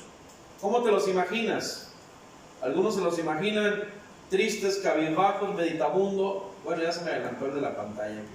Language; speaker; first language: Spanish; native; Spanish